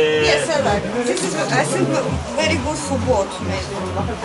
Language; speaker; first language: English; non-native, learner; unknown